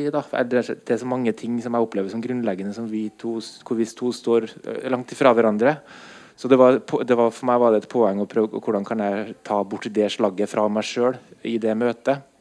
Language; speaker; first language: Norwegian; native; Norwegian